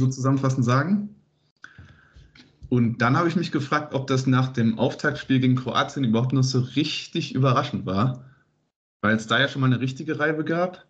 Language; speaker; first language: German; native; German